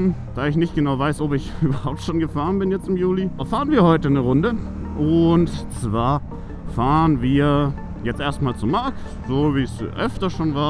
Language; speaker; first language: German; native; German